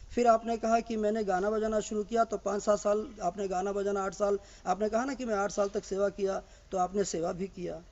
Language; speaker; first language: Hindi; native; Hindi